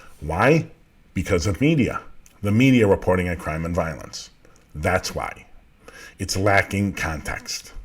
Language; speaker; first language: English; native; English